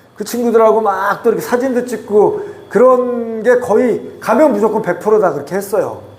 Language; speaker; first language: Korean; native; Korean